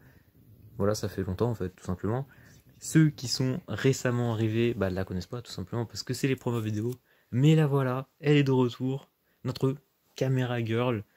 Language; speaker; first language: French; native; French